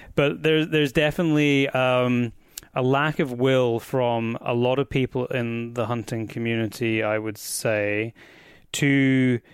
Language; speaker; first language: English; native; English